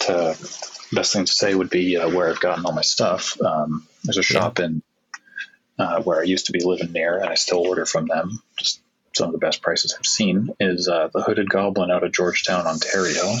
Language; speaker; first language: English; native; English